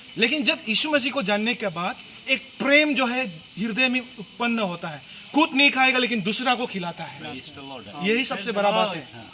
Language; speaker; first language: Hindi; non-native, local second language; Mising